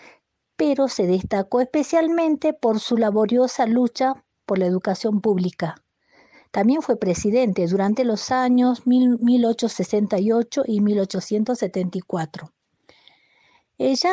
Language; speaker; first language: Spanish; native; Spanish